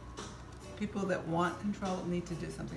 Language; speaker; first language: English; native; English